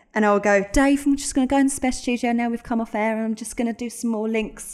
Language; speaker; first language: English; native; English